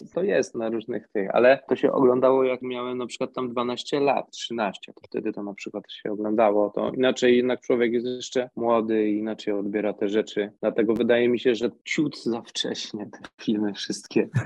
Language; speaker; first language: Polish; native; Polish